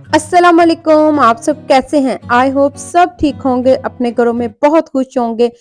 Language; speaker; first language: Urdu; native; Urdu